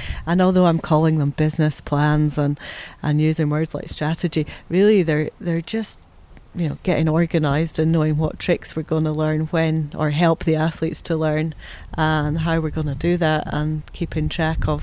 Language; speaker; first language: English; native; English